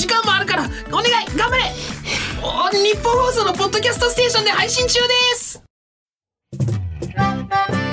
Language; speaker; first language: Japanese; native; Japanese